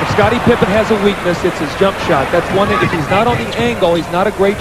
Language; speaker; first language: English; native; English